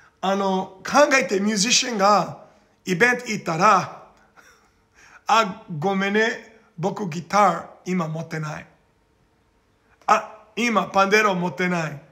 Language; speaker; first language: Japanese; non-native, learner; Portuguese